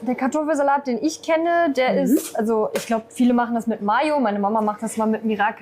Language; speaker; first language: German; native; German